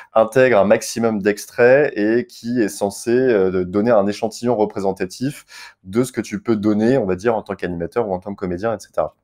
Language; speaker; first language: French; native; French